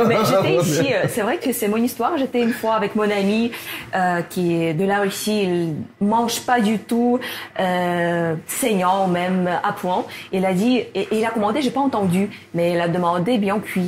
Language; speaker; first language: French; non-native, fluent; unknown